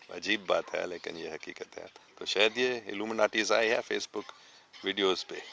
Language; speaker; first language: Urdu; non-native, local second language; English